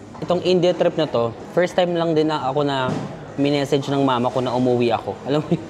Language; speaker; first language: Filipino; non-native, local second language; Cebuano